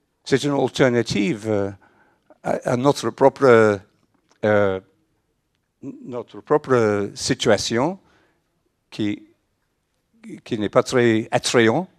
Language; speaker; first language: French; non-native, fluent; English